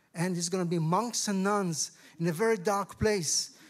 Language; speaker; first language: English; non-native, fluent; Hebrew